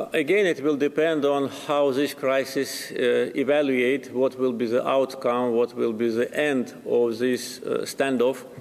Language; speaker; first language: English; non-native, fluent; Azerbaijani